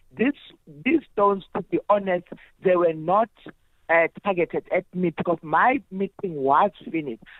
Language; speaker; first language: English; non-native, local second language; Zulu